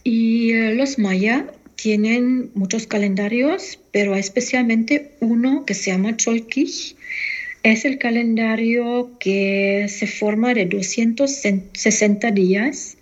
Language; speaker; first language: Spanish; non-native, fluent; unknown